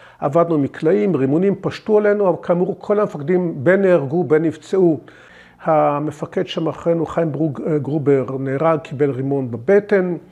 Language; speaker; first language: Hebrew; early bilingual, other home language; English